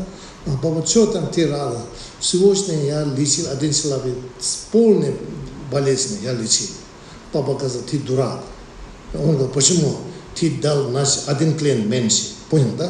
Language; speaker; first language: Russian; non-native, learner; Tibetan